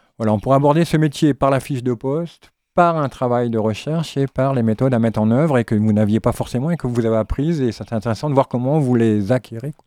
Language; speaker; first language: French; native; French